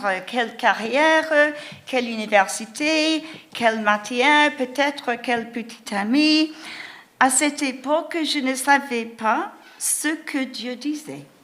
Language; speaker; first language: French; non-native, fluent; English